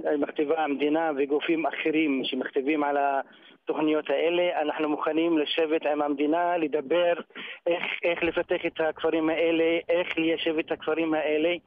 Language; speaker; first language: Hebrew; non-native, local second language; Arabic